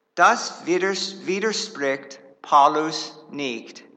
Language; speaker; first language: German; non-native, fluent; English